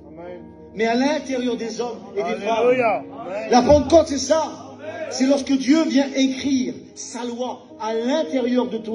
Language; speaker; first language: French; native; French